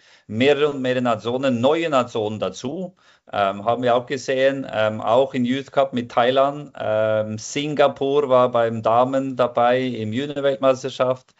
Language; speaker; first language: German; non-native, fluent; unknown